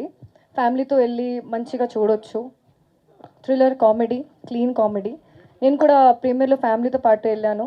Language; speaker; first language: Telugu; non-native, fluent; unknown